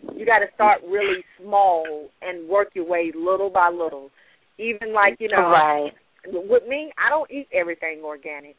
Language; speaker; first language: English; native; English